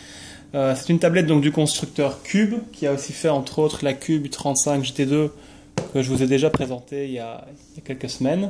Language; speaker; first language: French; native; French